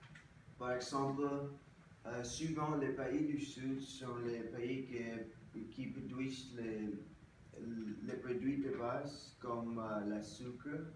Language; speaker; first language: French; non-native, learner; English